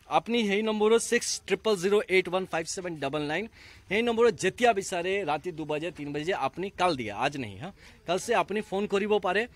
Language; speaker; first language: Assamese; non-native, fluent; Hindi